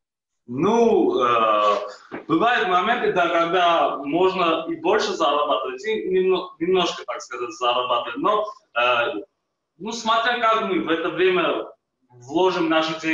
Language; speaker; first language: Russian; non-native, fluent; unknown